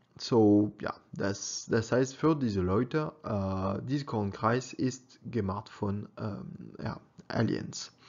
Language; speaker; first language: German; non-native, learner; French